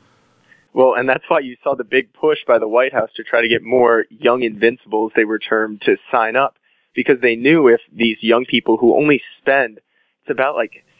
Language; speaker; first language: English; native; English